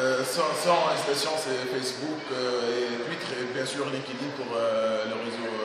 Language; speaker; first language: French; non-native, local second language; Arabic